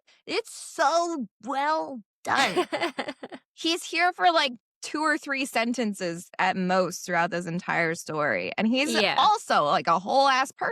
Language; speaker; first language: English; native; English